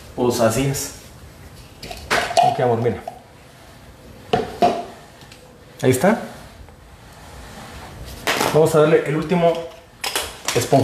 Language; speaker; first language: Spanish; native; Spanish